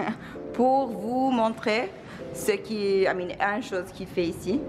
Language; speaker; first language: French; non-native, learner; English